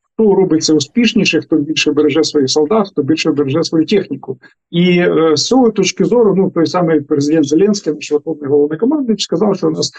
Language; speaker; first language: Ukrainian; native; Ukrainian